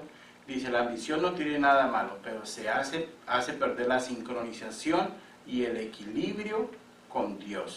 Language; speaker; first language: Spanish; native; Spanish